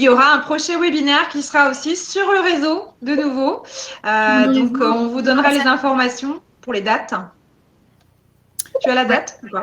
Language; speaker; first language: French; native; French